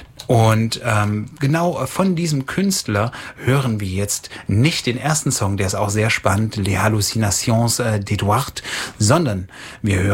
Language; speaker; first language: German; native; German